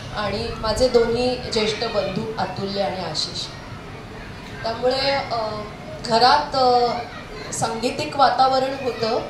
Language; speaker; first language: Marathi; non-native, local second language; Konkani